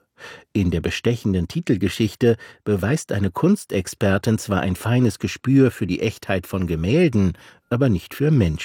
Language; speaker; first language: German; native; German